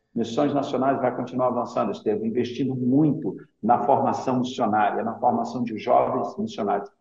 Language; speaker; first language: Portuguese; native; Portuguese